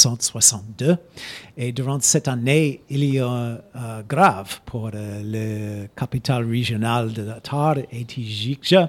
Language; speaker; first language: French; non-native, fluent; English